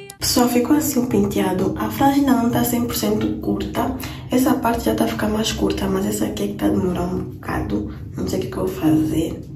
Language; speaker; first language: Portuguese; native; Portuguese